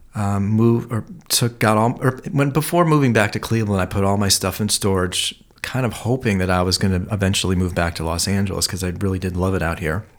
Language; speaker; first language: English; native; English